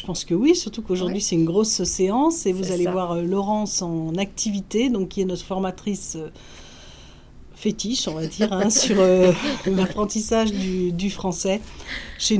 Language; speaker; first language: French; native; French